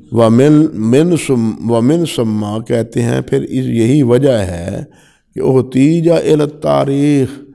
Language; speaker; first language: Urdu; non-native, local second language; Punjabi